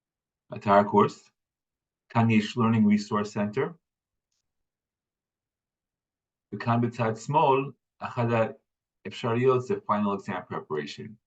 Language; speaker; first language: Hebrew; non-native, fluent; English